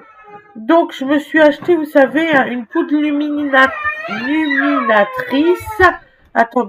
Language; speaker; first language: French; native; French